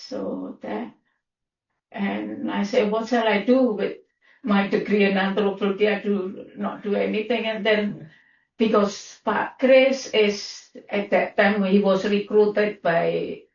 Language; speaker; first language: English; non-native, learner; Indonesian